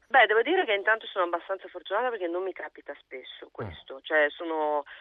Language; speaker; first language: Italian; native; Italian